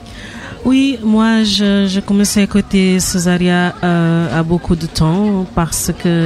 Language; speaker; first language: French; non-native, learner; Portuguese